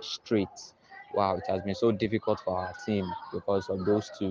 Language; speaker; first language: English; non-native, local second language; Yoruba